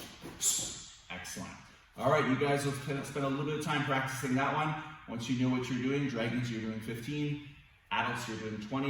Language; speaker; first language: English; native; English